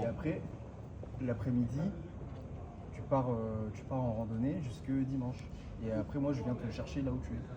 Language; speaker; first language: French; native; French